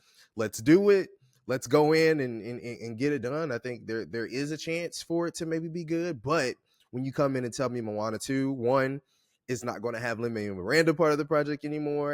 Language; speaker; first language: English; native; English